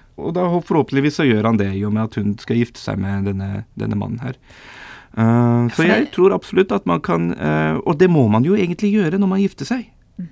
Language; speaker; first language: Norwegian; early bilingual, other home language; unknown